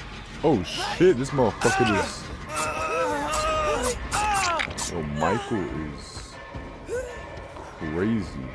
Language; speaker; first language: English; native; English